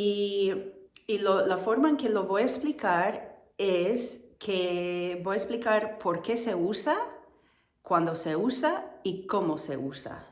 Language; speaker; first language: Spanish; non-native, fluent; English